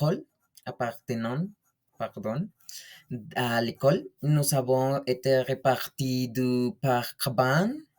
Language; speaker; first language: French; non-native, learner; Spanish